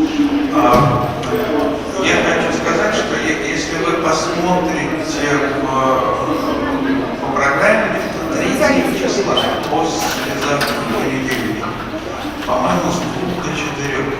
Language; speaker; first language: Russian; native; Russian